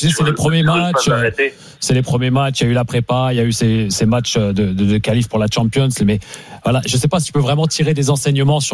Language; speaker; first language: French; native; French